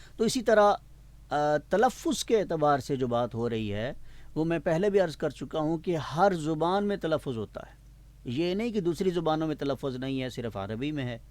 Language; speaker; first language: Urdu; non-native, local second language; Punjabi